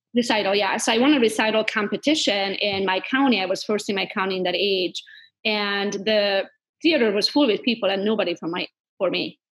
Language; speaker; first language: English; non-native, fluent; Hungarian